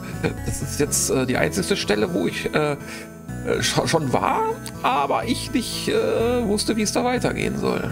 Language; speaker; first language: German; native; German